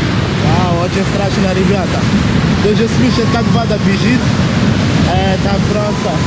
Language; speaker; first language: Russian; non-native, learner; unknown